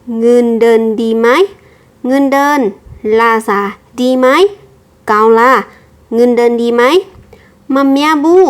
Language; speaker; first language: Thai; non-native, fluent; Burmese